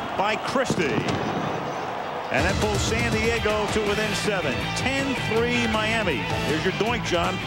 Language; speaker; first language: English; native; English